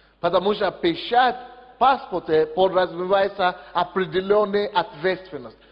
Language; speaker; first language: Russian; non-native, fluent; Yoruba